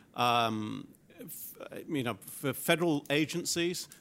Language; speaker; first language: English; native; English